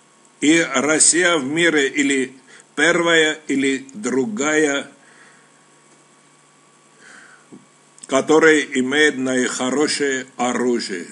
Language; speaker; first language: Russian; non-native, local second language; Armenian